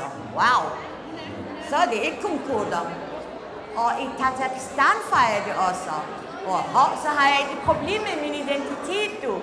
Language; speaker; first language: Danish; non-native, fluent; Central Kurdish